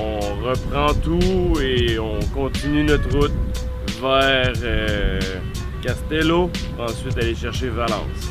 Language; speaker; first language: French; native; French